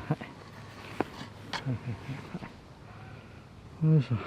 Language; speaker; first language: Japanese; native; Japanese